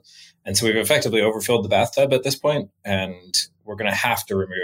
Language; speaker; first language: English; native; English